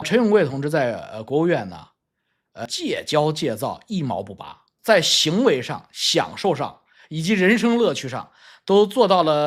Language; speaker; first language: Chinese; native; Chinese